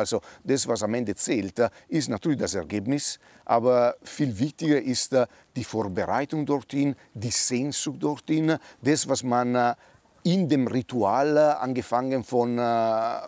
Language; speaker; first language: German; non-native, fluent; Italian